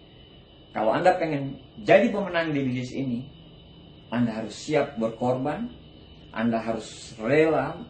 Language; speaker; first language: Indonesian; native; Indonesian